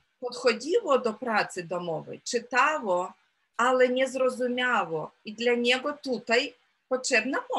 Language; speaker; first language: Polish; non-native, fluent; Ukrainian